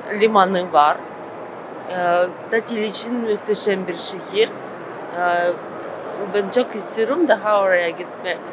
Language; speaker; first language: Turkish; non-native, learner; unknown